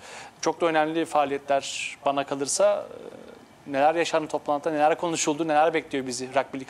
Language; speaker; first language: Turkish; native; Turkish